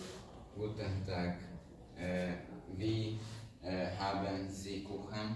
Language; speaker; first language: German; non-native, learner; Hungarian